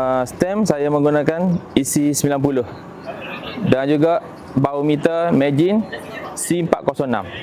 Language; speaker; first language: Malay; native; Malay